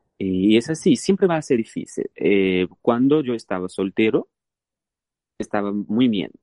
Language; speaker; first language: Spanish; non-native, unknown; Portuguese